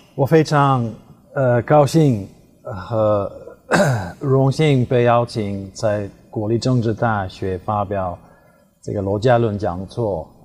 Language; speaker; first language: Chinese; non-native, fluent; Dutch